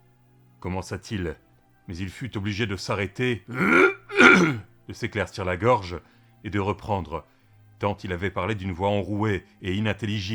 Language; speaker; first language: French; native; French